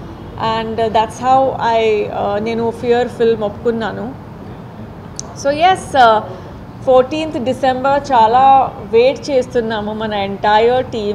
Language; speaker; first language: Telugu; non-native, learner; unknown